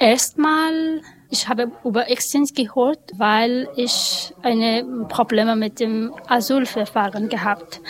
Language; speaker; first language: German; non-native, learner; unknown